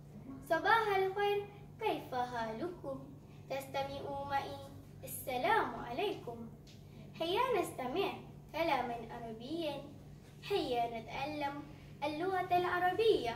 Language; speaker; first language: Arabic; non-native, learner; Malay